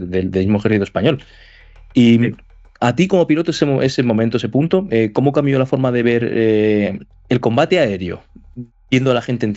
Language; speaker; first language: Spanish; native; Spanish